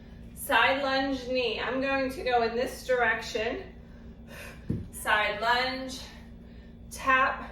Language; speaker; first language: English; native; English